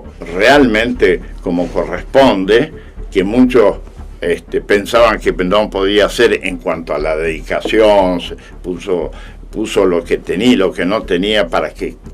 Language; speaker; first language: Spanish; native; Spanish